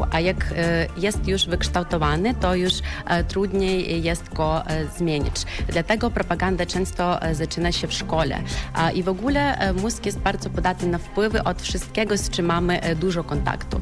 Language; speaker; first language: Polish; non-native, fluent; Ukrainian